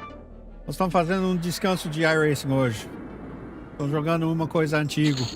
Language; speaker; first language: Portuguese; non-native, fluent; English